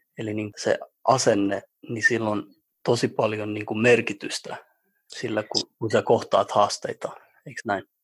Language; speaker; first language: Finnish; early bilingual, other home language; Albanian